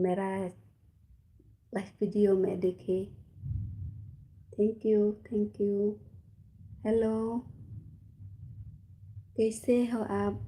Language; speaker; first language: Hindi; non-native, local second language; Khasi